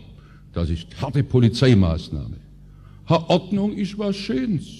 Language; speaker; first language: German; native; German